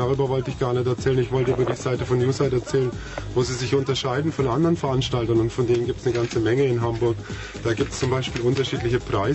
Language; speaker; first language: German; native; German